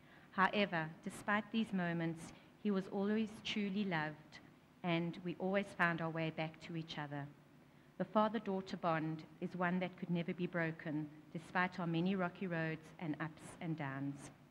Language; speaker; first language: English; native; English